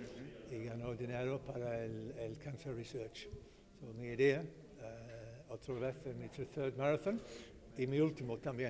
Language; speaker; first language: Spanish; non-native, learner; English